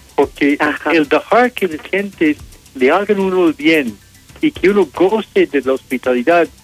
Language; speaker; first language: Spanish; non-native, fluent; English